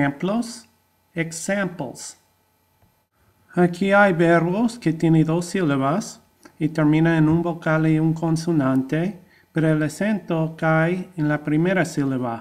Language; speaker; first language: Spanish; non-native, fluent; English